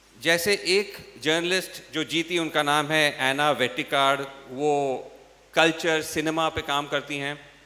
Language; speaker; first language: Hindi; non-native, local second language; English